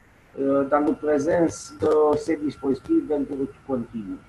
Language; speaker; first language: French; non-native, learner; Romanian